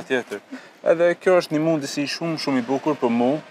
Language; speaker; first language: Albanian; early bilingual, heritage; Albanian